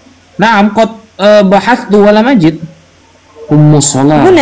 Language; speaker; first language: Arabic; non-native, learner; Indonesian